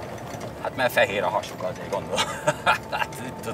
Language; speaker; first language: Hungarian; native; Hungarian